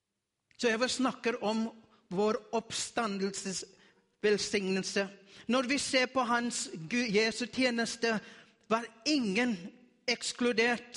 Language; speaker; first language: Norwegian; non-native, learner; Afrikaans